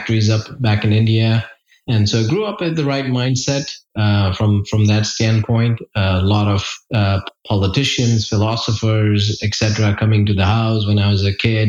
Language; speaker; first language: English; non-native, local second language; Gujarati